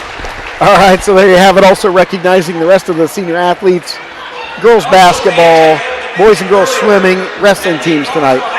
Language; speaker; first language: English; native; English